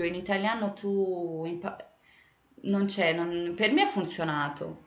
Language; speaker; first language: Italian; early bilingual, other home language; Portuguese